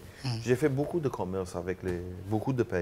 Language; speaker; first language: French; non-native, learner; Hebrew